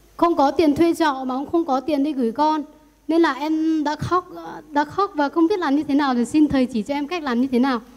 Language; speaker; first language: Vietnamese; non-native, local second language; Iu Mien